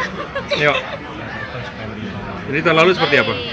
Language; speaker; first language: Indonesian; native; Indonesian